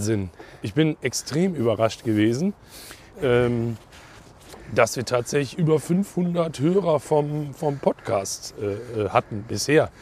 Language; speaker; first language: German; native; German